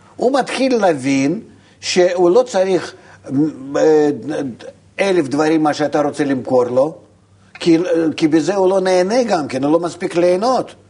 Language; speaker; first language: Hebrew; non-native, fluent; Russian